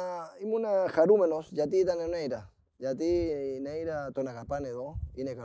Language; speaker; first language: Greek; non-native, fluent; Spanish